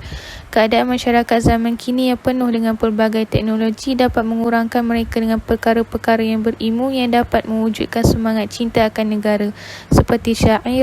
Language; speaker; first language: Malay; native; Malay